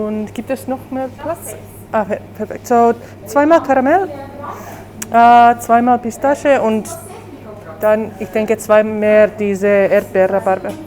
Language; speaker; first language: German; non-native, learner; Finnish